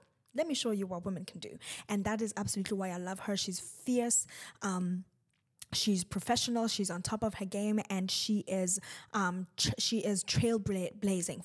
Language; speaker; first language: English; non-native, local second language; Zulu